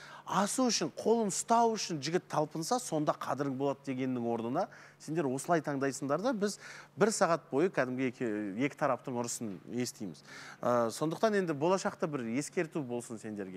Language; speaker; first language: Kazakh; native; Kazakh